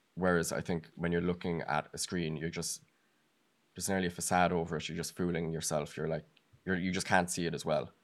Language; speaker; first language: English; native; English